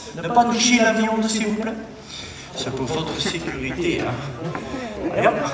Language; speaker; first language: French; non-native, learner; Dutch